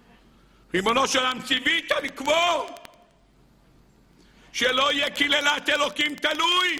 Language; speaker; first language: Hebrew; native; Hebrew